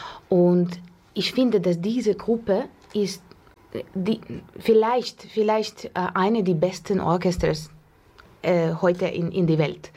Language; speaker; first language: German; non-native, learner; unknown